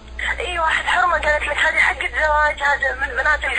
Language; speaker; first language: Arabic; native; Arabic